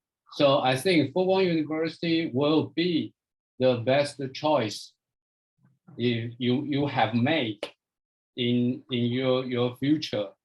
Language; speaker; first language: English; non-native, fluent; Chinese